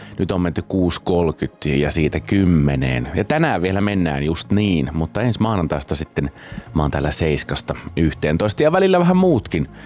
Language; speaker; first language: Finnish; native; Finnish